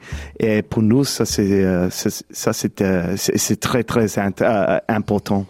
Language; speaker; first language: French; non-native, learner; English